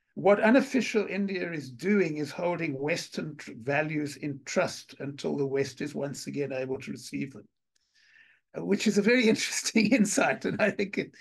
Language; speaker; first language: English; native; English